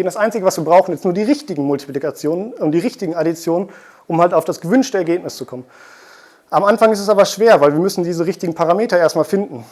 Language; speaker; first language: German; native; German